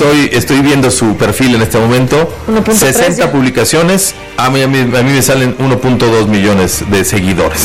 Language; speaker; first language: Spanish; native; Spanish